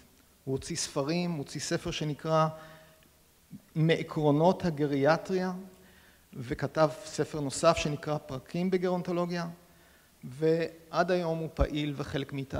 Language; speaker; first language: Hebrew; native; Hebrew